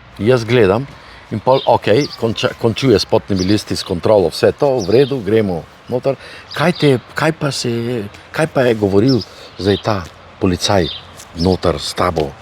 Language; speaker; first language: Slovenian; non-native, fluent; Albanian